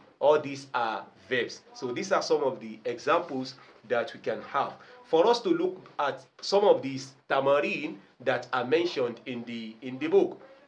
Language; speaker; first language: English; non-native, local second language; Yoruba